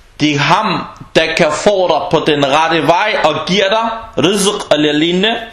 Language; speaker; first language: Danish; non-native, fluent; Arabic